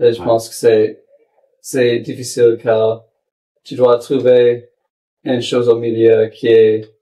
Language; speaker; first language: French; non-native, local second language; English